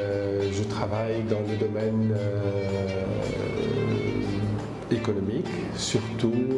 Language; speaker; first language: French; non-native, local second language; Arabic